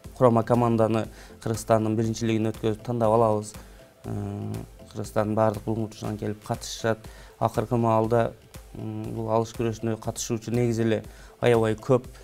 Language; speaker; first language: Kyrgyz; native; Kyrgyz